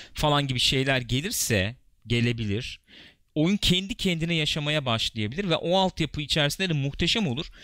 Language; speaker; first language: Turkish; native; Turkish